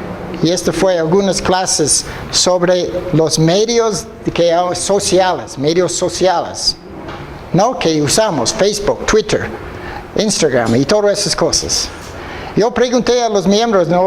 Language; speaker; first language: Spanish; non-native, fluent; English